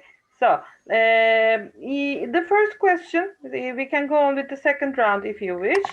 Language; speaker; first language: English; non-native, fluent; Turkish